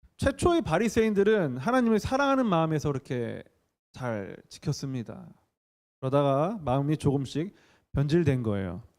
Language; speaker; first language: Korean; native; Korean